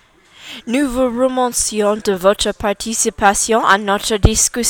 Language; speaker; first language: French; non-native, learner; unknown